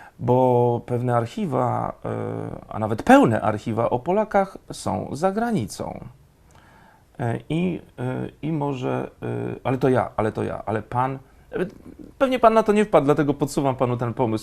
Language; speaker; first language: Polish; native; Polish